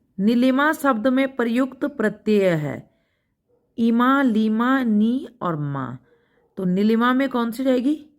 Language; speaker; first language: Hindi; native; Hindi